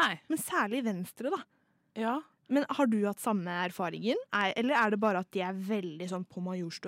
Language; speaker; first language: Norwegian; native; Norwegian